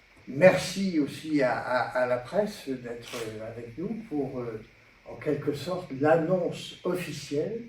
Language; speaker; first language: French; native; French